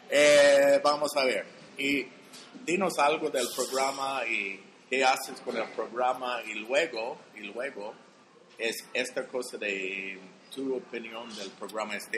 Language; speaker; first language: Spanish; non-native, fluent; English